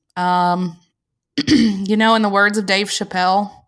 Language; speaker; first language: English; native; English